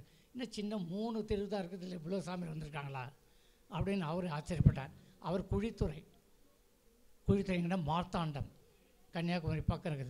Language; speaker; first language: Tamil; native; Tamil